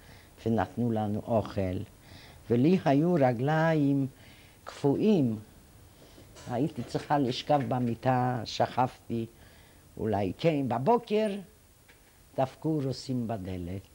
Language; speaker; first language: Hebrew; non-native, fluent; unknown